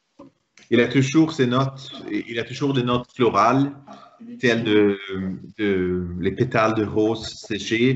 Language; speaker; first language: French; non-native, fluent; Swedish